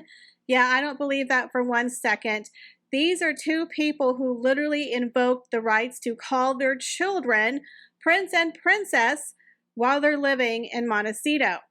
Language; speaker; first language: English; native; English